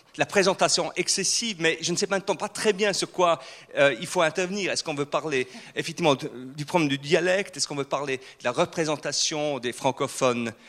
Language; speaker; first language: French; non-native, fluent; Swiss German